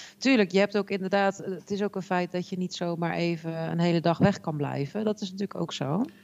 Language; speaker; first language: Dutch; native; Dutch